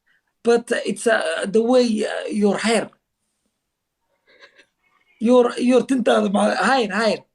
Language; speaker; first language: English; non-native, learner; Somali